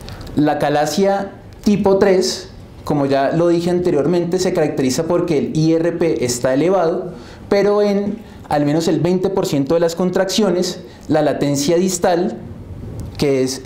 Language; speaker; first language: Spanish; native; Spanish